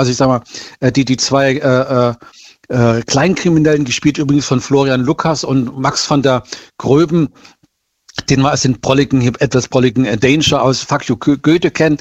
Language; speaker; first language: German; native; German